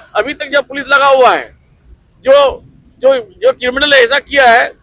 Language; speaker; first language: Hindi; non-native, local second language; Bangla